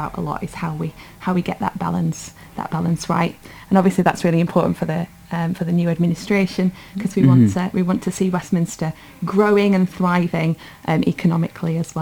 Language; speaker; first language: English; native; English